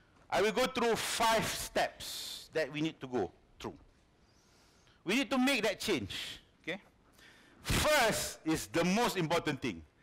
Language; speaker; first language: English; non-native, local second language; Malay